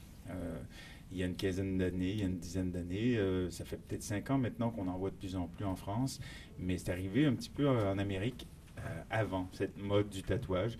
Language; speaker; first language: French; native; French